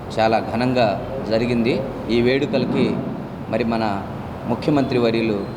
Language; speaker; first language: Telugu; non-native, local second language; Lambadi